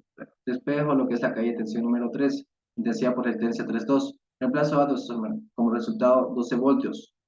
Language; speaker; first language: Spanish; native; Spanish